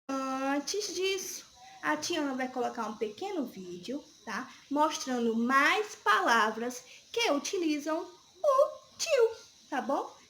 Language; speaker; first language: Portuguese; native; Portuguese